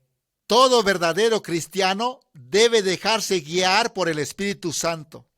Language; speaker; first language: Spanish; native; Spanish